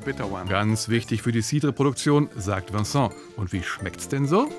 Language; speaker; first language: German; native; German